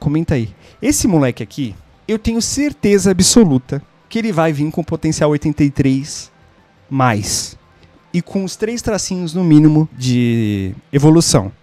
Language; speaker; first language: Portuguese; native; Portuguese